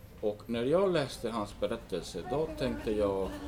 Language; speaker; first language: Swedish; non-native, fluent; English